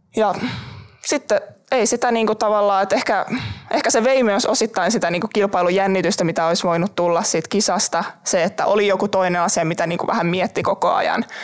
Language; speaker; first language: Finnish; native; Finnish